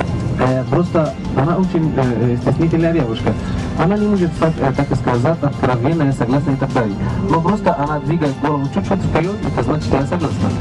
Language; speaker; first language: Russian; non-native, fluent; Arabic